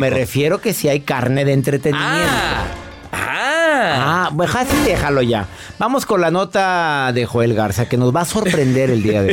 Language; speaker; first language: Spanish; native; Spanish